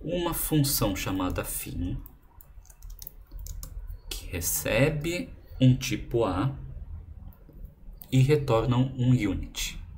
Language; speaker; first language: Portuguese; native; Portuguese